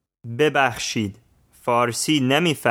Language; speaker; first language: Persian; non-native, learner; English